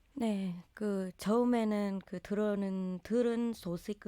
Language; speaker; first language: Korean; non-native, learner; Vietnamese